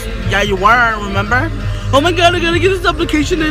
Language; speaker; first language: English; early bilingual, other home language; Spanish